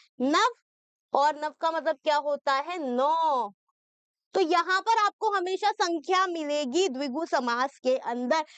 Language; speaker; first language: Hindi; native; Hindi